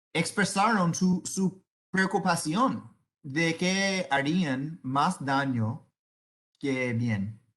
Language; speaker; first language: Spanish; non-native, learner; English